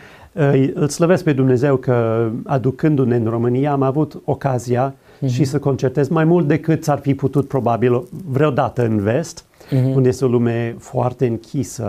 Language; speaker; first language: Romanian; non-native, fluent; English